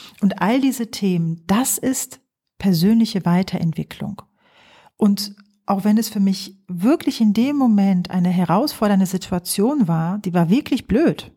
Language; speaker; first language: German; early bilingual, other home language; Polish